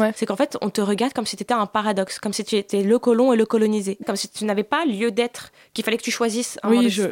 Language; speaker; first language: French; native; French